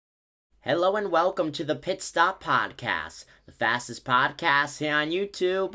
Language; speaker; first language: English; native; English